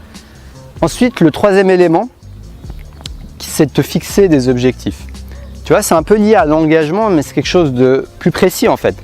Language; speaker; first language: French; native; French